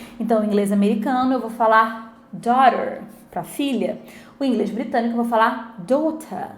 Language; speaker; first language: Portuguese; native; Portuguese